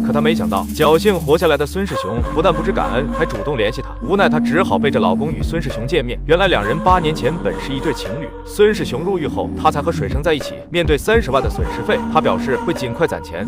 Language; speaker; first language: Chinese; native; Chinese